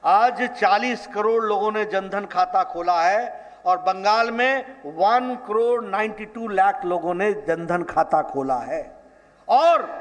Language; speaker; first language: Hindi; native; Hindi